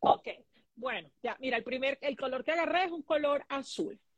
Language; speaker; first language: Spanish; native; Spanish